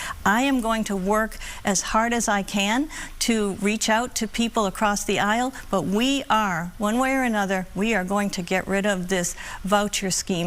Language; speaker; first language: English; native; English